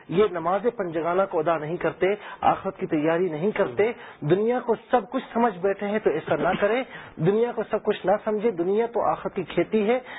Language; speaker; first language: Urdu; native; Urdu